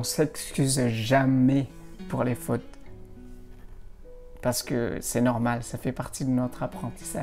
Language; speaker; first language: French; non-native, fluent; Indonesian